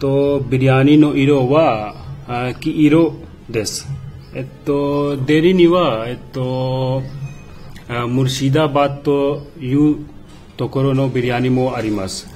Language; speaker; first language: Japanese; non-native, learner; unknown